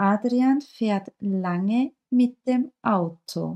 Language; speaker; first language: German; non-native, fluent; Turkish